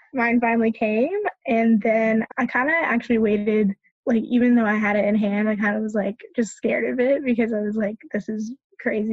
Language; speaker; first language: English; native; English